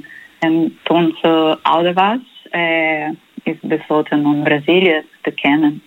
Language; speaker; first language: Dutch; non-native, fluent; Portuguese